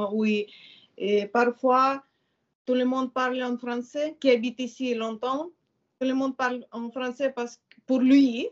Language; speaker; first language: French; non-native, learner; Ukrainian